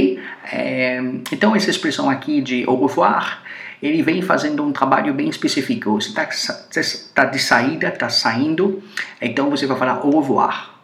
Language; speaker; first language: Portuguese; non-native, fluent; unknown